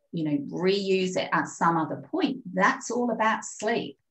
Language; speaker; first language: English; native; English